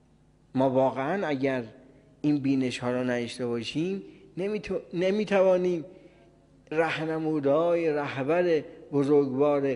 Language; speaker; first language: Persian; native; Persian